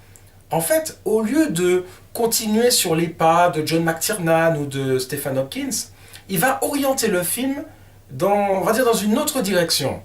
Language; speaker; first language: French; native; French